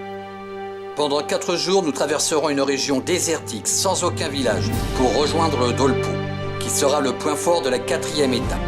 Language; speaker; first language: French; native; French